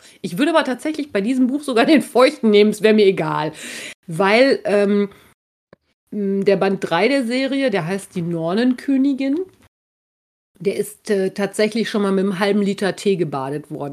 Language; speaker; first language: German; native; German